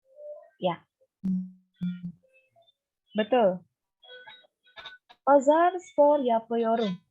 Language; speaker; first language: Turkish; non-native, fluent; Indonesian